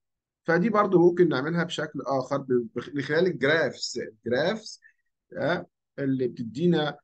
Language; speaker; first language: Arabic; native; Arabic